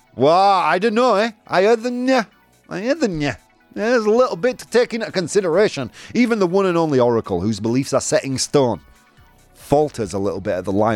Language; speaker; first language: English; native; English